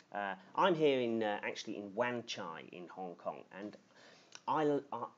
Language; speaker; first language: English; native; English